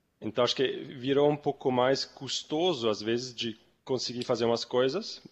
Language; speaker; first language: Portuguese; non-native, fluent; German